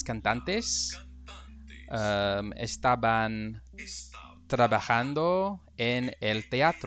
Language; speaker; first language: Spanish; non-native, learner; English